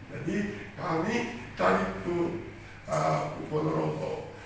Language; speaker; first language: Indonesian; non-native, fluent; Japanese